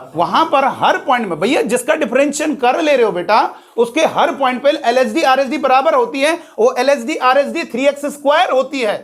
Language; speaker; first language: Hindi; native; Hindi